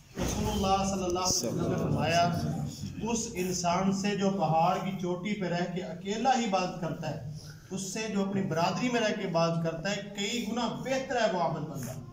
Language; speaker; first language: Urdu; non-native, local second language; Punjabi